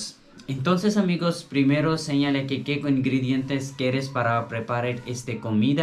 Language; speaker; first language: Spanish; non-native, learner; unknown